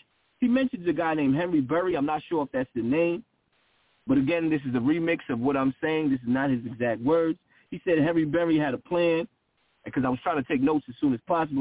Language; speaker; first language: English; native; English